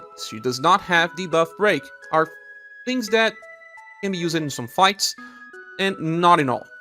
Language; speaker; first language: English; non-native, fluent; Portuguese